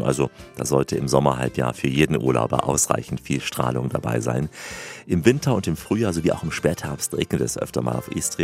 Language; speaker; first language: German; native; German